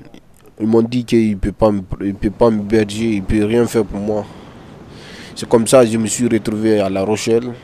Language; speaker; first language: French; non-native, learner; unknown